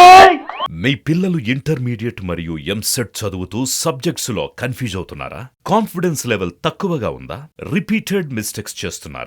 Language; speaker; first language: Telugu; native; Telugu